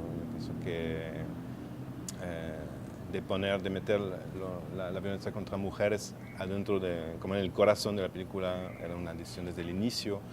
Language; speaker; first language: Spanish; non-native, fluent; French